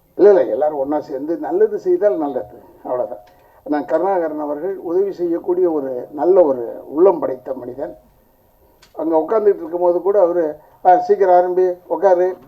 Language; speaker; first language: Tamil; non-native, local second language; Telugu